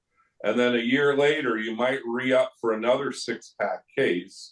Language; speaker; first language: English; native; English